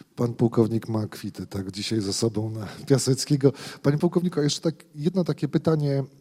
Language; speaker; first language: Polish; native; Polish